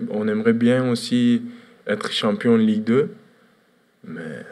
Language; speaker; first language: French; non-native, learner; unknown